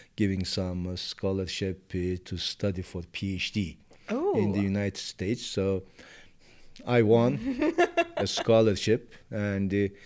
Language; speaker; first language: English; non-native, fluent; Turkish